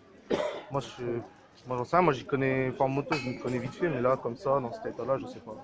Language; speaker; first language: French; native; French